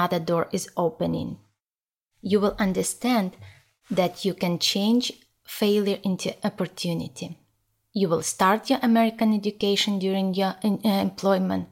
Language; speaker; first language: English; non-native, learner; Ukrainian